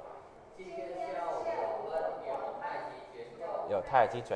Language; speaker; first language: Chinese; non-native, learner; Vietnamese